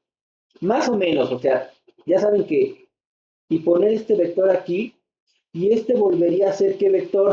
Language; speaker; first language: Spanish; native; Spanish